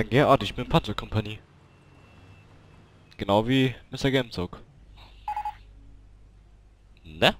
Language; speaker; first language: German; native; German